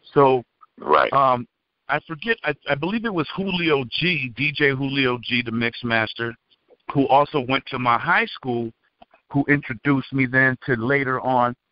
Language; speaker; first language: English; native; English